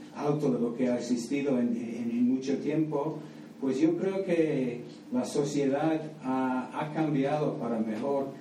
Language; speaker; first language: Spanish; non-native, fluent; English